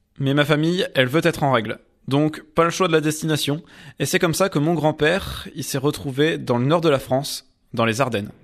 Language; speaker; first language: French; native; French